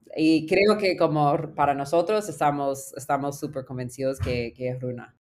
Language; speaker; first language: Spanish; non-native, fluent; English